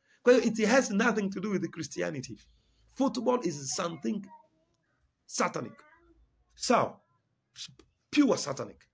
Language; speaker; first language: English; non-native, fluent; Swahili